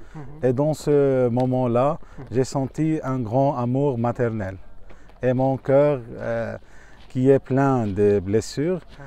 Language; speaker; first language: French; non-native, local second language; Arabic